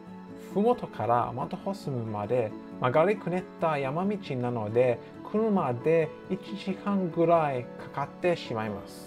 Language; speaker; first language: Japanese; non-native, learner; English